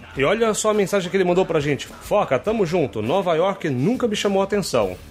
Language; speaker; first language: Portuguese; native; Portuguese